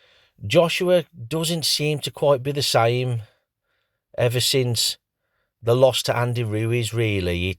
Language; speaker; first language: English; native; English